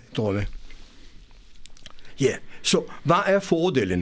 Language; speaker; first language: Danish; non-native, fluent; Hebrew